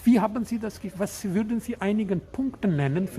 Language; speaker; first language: German; non-native, learner; Urdu